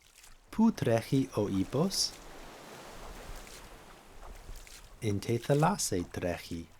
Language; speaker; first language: Greek; non-native, fluent; English